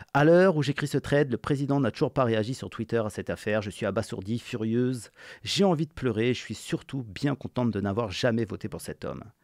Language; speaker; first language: French; native; French